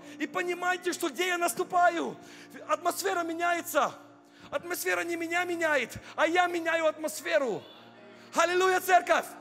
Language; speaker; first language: Russian; non-native, fluent; English